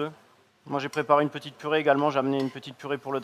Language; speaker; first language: French; native; French